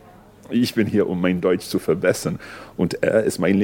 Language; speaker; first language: German; non-native, fluent; English